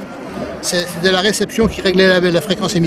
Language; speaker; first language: French; native; French